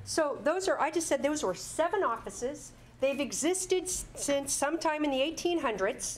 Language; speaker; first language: English; native; English